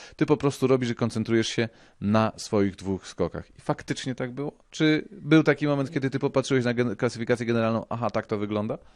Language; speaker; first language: Polish; native; Polish